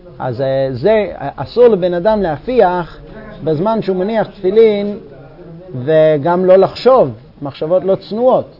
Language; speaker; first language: Hebrew; non-native, fluent; English